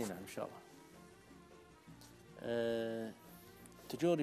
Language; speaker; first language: Arabic; native; Arabic